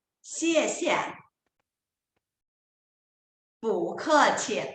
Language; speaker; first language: Chinese; non-native, fluent; Thai